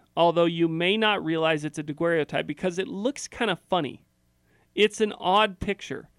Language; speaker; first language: English; native; English